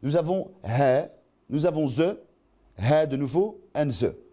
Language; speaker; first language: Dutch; non-native, local second language; French